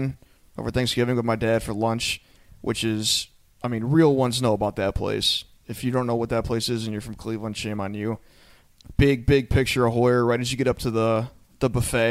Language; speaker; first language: English; native; English